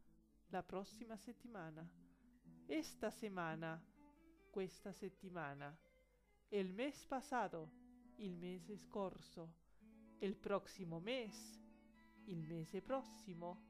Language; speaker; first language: Italian; non-native, fluent; Spanish